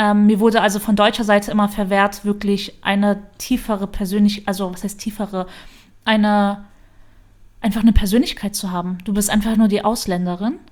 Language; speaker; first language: German; early bilingual, other home language; Kurdish